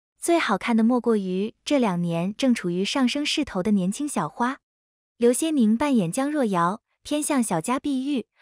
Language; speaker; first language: Chinese; native; Chinese